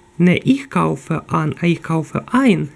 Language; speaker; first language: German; non-native, fluent; Ukrainian